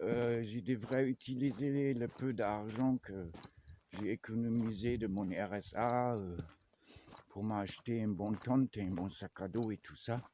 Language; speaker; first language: French; non-native, fluent; German